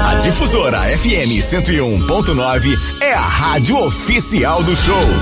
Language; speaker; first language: Portuguese; native; Portuguese